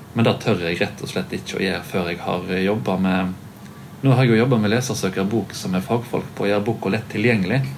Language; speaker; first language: Norwegian; native; Norwegian